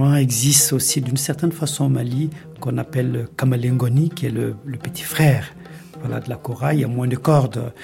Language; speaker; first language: French; non-native, local second language; Bambara